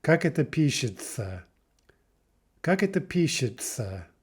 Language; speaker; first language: Russian; non-native, fluent; English